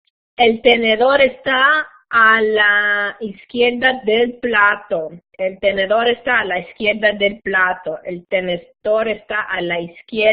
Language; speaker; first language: Spanish; non-native, fluent; English